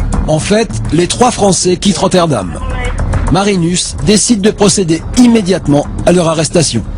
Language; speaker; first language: French; native; French